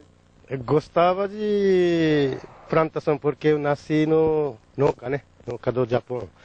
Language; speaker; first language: Portuguese; non-native, learner; Japanese